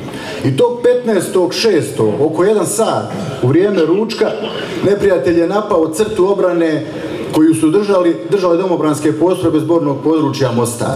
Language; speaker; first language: Croatian; native; Croatian